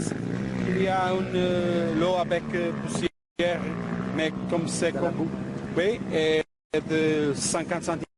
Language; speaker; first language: French; non-native, learner; Portuguese